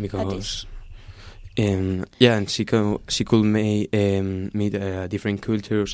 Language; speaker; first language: English; non-native, learner; Spanish